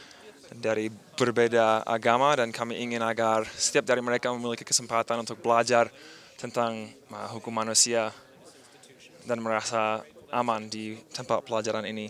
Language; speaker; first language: Indonesian; non-native, fluent; English